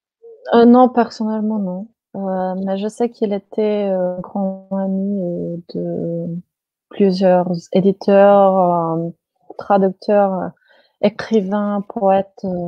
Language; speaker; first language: French; non-native, fluent; Slovenian